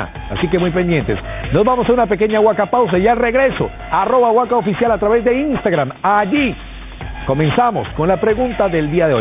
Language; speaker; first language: Spanish; native; Spanish